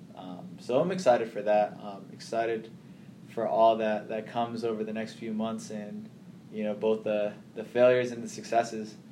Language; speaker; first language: English; early bilingual, other home language; Somali